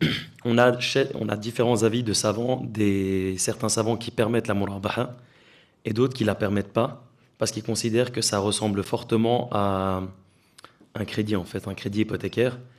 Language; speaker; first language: French; native; French